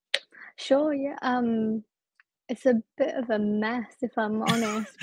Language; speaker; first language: English; native; English